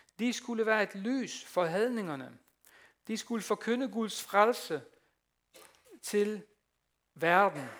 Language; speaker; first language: Danish; non-native, fluent; Dutch